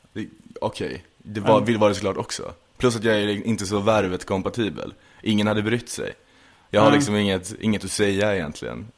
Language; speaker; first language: Swedish; native; Swedish